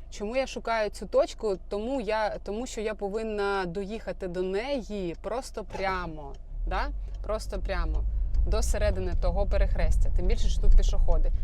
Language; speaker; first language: Ukrainian; non-native, local second language; Russian